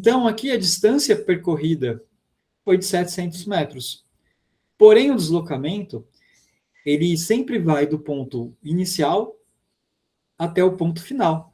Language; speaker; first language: Portuguese; native; Portuguese